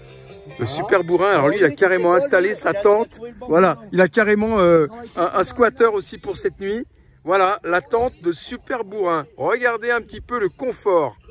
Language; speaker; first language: French; native; French